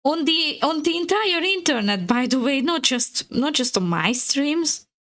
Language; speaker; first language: English; non-native, fluent; Hungarian